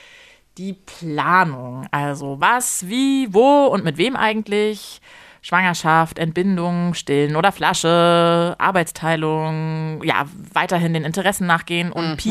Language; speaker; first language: German; native; German